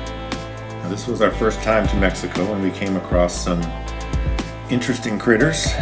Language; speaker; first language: English; native; English